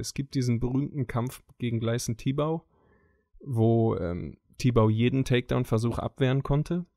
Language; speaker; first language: German; native; German